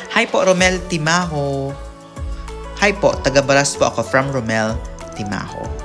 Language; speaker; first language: Filipino; non-native, local second language; Bikol